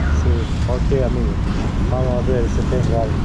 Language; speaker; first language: Spanish; non-native, learner; Romanian